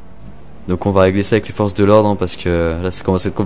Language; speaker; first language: French; native; French